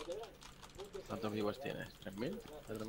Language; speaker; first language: Spanish; native; Spanish